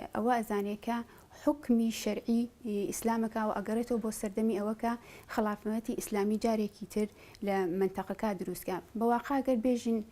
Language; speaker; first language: Central Kurdish; non-native, local second language; Southern Kurdish